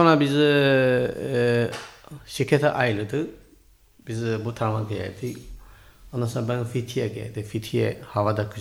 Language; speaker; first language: Turkish; non-native, learner; Chinese